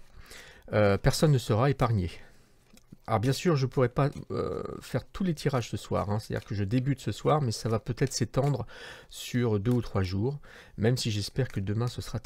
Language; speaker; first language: French; native; French